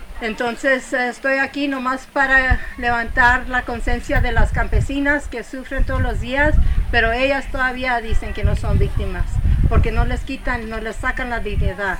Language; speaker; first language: Spanish; early bilingual, heritage; Spanish